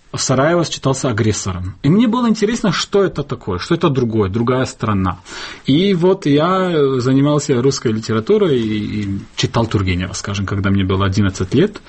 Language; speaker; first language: Russian; non-native, fluent; Bosnian